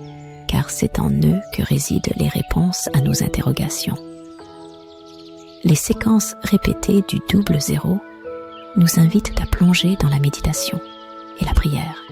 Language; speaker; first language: French; native; French